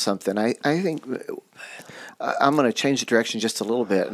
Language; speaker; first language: English; native; English